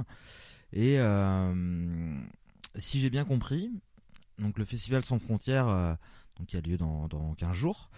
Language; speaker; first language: French; native; French